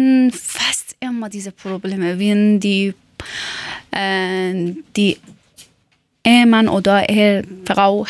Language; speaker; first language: German; non-native, learner; Persian